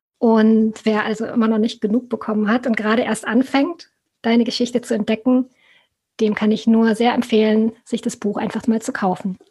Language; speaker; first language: German; native; German